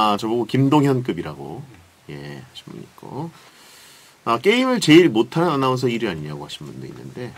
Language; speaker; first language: Korean; native; Korean